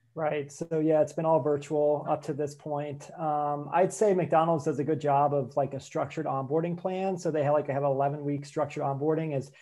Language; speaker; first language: English; native; English